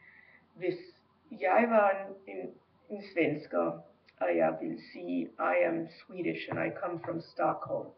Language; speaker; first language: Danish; early bilingual, heritage; Danish